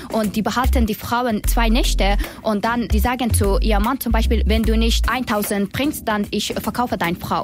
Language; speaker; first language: German; non-native, learner; Persian